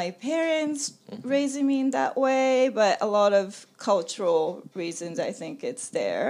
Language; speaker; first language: English; non-native, fluent; Japanese